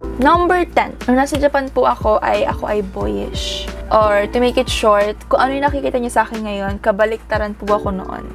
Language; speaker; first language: Filipino; early bilingual, heritage; Japanese